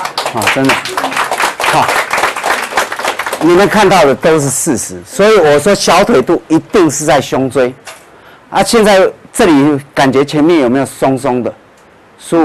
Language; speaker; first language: Chinese; native; Chinese